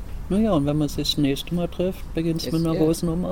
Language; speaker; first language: German; native; German